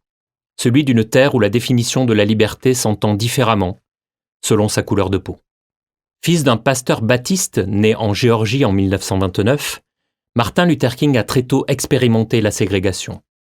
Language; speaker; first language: French; native; French